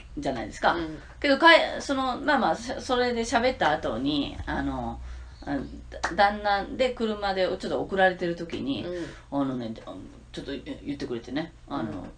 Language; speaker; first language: Japanese; native; Japanese